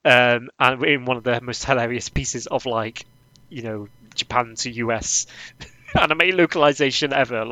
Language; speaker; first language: English; native; English